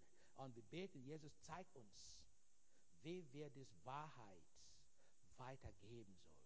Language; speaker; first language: German; non-native, fluent; Igbo